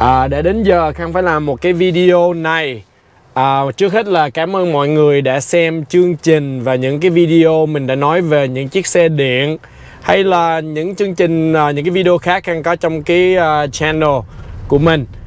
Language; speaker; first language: Vietnamese; early bilingual, heritage; Vietnamese